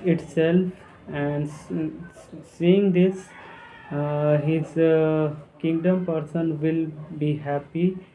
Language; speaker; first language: English; non-native, learner; Hindi